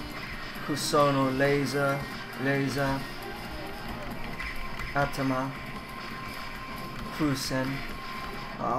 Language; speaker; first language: Japanese; non-native, learner; English